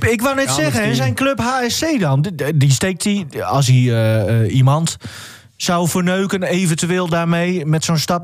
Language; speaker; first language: Dutch; native; Dutch